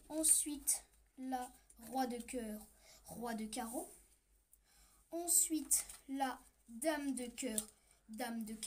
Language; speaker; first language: French; native; French